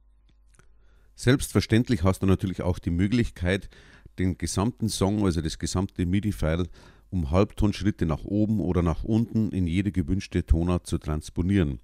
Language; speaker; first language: German; native; German